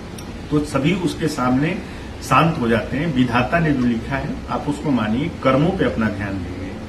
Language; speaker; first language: Hindi; native; Hindi